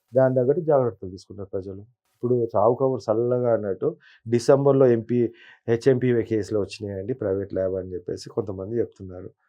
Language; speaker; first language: Telugu; native; Telugu